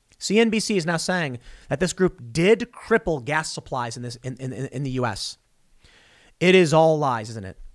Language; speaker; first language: English; native; English